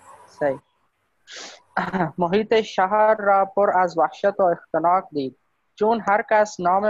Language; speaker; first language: Persian; non-native, learner; Urdu